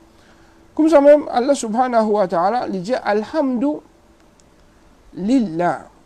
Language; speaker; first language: French; non-native, local second language; Morisyen